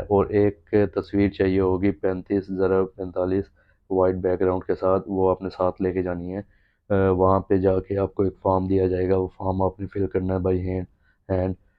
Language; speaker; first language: Urdu; non-native, local second language; Punjabi